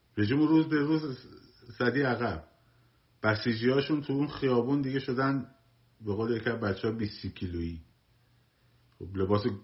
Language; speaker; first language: Persian; native; Persian